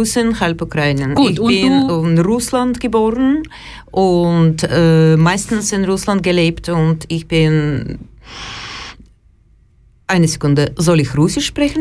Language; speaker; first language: German; non-native, learner; Russian